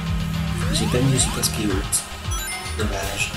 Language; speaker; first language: French; native; French